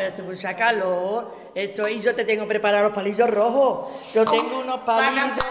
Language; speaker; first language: Spanish; native; Spanish